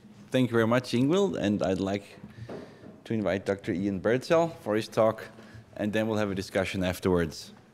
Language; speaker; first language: English; non-native, fluent; German